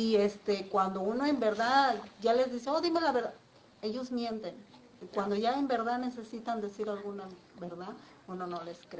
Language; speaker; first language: Spanish; native; Spanish